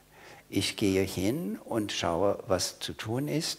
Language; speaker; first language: German; non-native, fluent; English